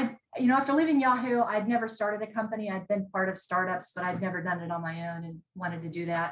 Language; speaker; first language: English; native; English